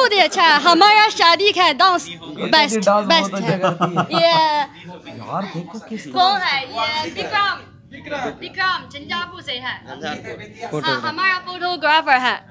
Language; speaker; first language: Hindi; non-native, learner; Chinese